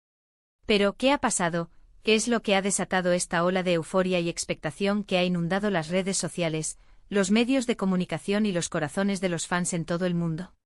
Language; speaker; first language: Spanish; native; Spanish